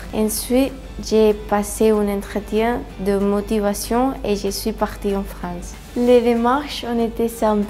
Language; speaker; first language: French; non-native, fluent; Spanish